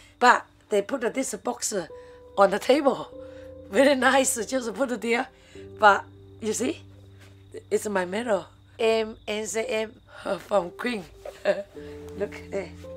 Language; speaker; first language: English; non-native, learner; Chinese